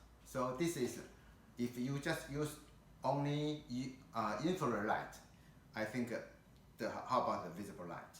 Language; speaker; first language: English; non-native, learner; Chinese